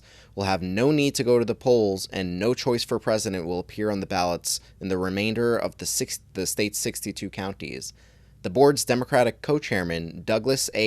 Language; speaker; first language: English; native; English